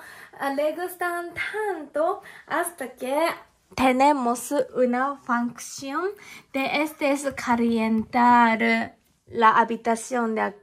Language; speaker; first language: Spanish; non-native, learner; Japanese